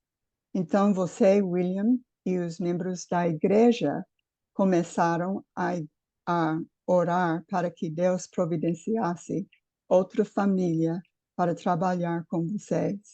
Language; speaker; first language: Portuguese; non-native, fluent; English